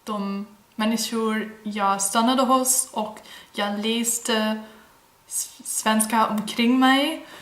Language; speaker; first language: Swedish; non-native, learner; Dutch